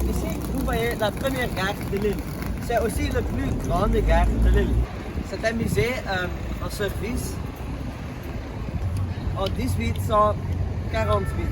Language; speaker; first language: French; non-native, learner; Dutch